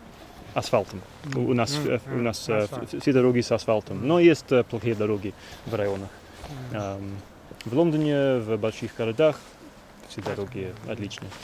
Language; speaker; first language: Russian; non-native, learner; English